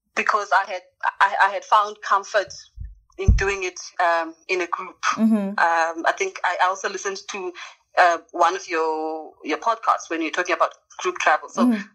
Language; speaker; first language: English; non-native, local second language; Zulu